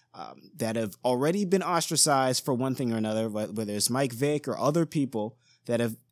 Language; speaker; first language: English; native; English